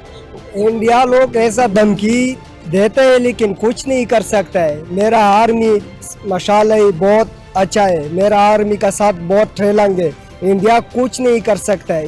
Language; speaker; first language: Hindi; non-native, local second language; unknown